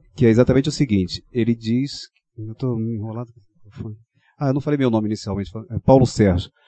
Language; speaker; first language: Portuguese; native; Portuguese